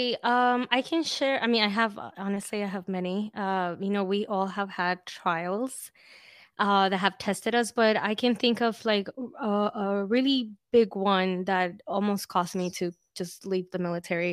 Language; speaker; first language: English; early bilingual, other home language; Spanish